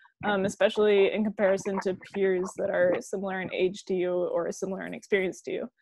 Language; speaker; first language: English; native; English